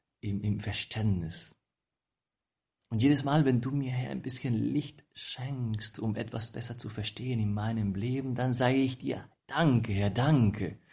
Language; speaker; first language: German; non-native, fluent; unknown